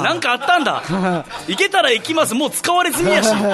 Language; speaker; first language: Japanese; native; Japanese